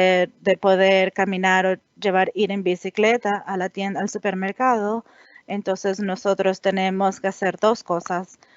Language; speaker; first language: Spanish; non-native, fluent; English